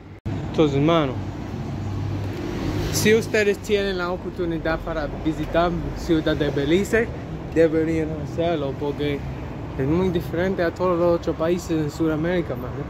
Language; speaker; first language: Spanish; non-native, learner; English